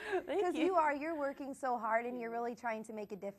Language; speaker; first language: English; native; English